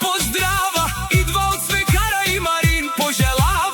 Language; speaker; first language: Bulgarian; non-native, local second language; Romany